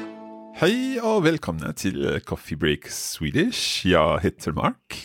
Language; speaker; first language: Swedish; non-native, learner; English